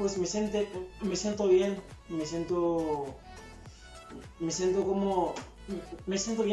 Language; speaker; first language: Spanish; non-native, fluent; Haitian Creole